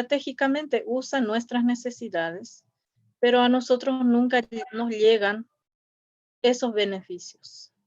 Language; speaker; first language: Spanish; non-native, local second language; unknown